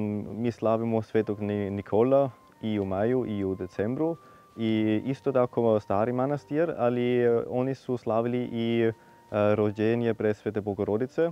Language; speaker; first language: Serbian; non-native, fluent; German